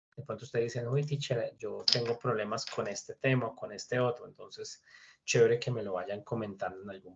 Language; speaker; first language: Spanish; native; Spanish